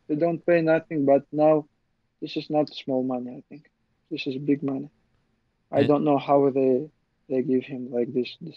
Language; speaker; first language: English; non-native, learner; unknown